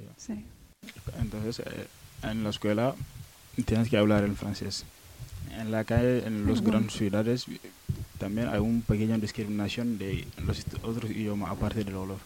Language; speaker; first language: Spanish; non-native, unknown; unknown